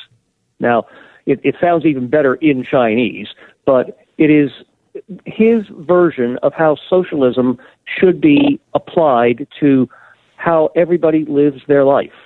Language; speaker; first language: English; native; English